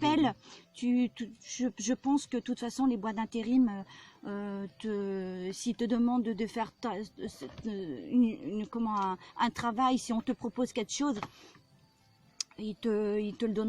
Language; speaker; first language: French; native; French